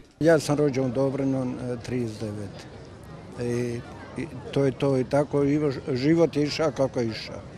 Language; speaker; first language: Croatian; native; Croatian